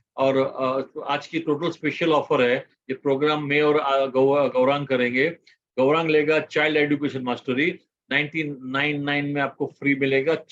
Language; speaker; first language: Hindi; non-native, local second language; Gujarati